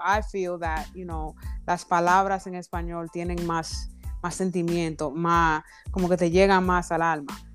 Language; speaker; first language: Spanish; early bilingual, heritage; Spanish